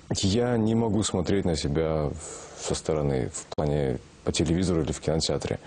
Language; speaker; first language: Russian; non-native, local second language; Kazakh